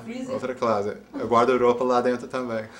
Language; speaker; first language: Portuguese; non-native, fluent; English